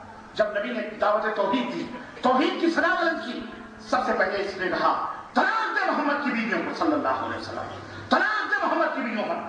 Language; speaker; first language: Urdu; native; Urdu